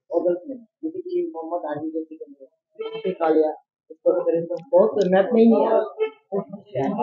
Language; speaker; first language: Hindi; non-native, local second language; Bangla